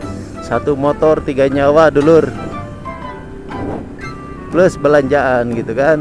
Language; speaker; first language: Indonesian; non-native, local second language; Sundanese